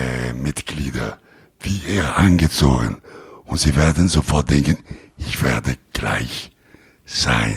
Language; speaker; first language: German; non-native, learner; Italian